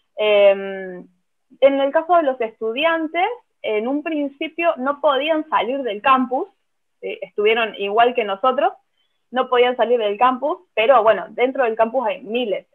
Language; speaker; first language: Spanish; native; Spanish